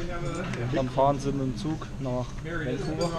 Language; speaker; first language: German; native; German